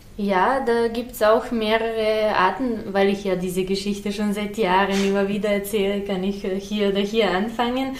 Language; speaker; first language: German; non-native, fluent; Serbian